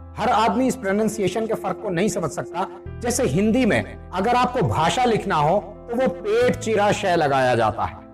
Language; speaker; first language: Hindi; native; Hindi